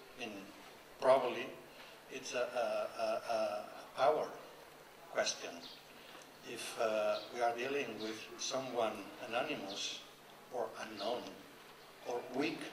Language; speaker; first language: English; non-native, fluent; Catalan